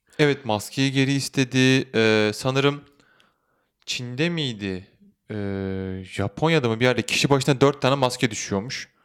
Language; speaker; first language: Turkish; native; Turkish